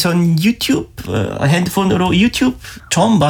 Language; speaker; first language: Korean; non-native, learner; German